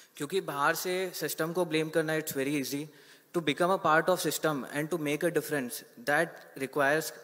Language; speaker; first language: Hindi; native; Hindi